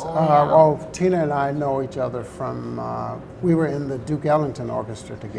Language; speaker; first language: English; native; English